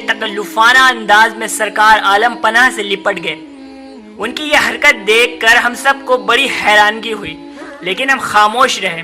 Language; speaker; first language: Urdu; native; Urdu